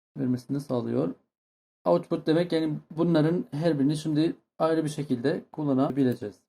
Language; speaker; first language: Turkish; non-native, fluent; Arabic